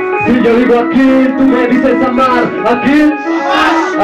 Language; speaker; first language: Spanish; native; Spanish